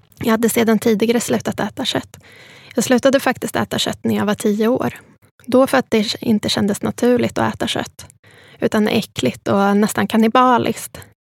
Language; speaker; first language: Swedish; early bilingual, other home language; Spanish